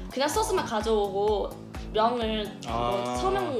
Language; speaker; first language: Korean; non-native, learner; Chinese